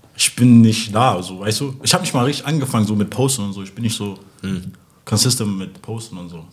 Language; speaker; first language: German; early bilingual, other home language; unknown